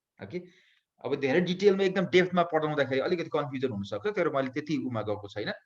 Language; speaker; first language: Nepali; native; Nepali